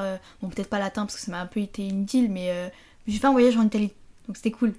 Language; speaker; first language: French; native; French